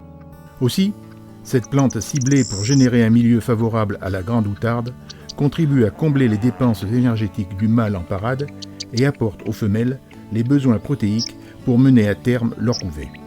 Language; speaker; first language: French; native; French